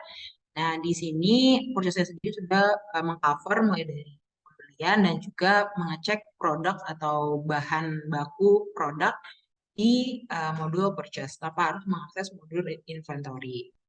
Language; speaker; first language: Indonesian; native; Indonesian